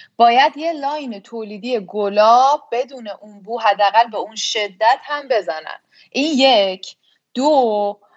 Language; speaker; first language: Persian; native; Persian